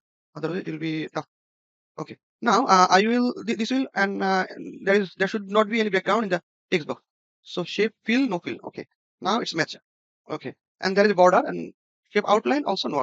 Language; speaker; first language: English; non-native, local second language; Bangla